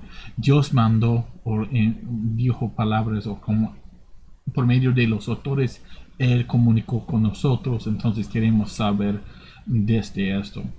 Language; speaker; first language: Spanish; non-native, fluent; English